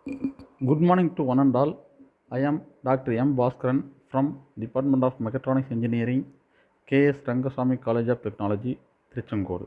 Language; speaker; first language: English; non-native, local second language; Tamil